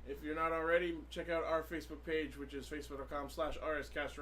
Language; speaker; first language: English; native; English